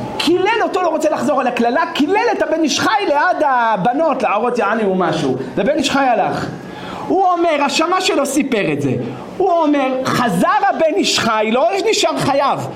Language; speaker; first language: Hebrew; native; Hebrew